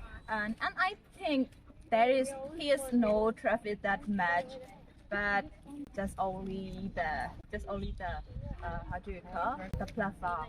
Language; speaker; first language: English; non-native, learner; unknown